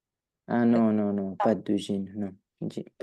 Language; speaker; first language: French; non-native, learner; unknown